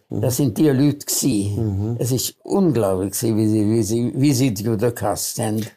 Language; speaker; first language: German; early bilingual, other home language; Hungarian